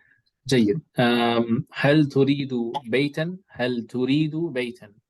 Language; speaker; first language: Arabic; non-native, fluent; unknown